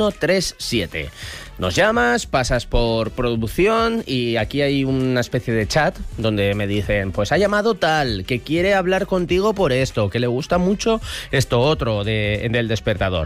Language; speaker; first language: Spanish; native; Spanish